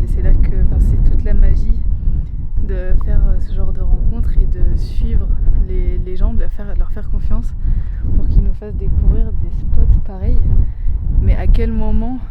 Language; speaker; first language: French; native; French